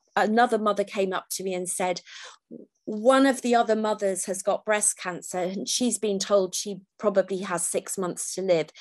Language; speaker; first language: English; native; English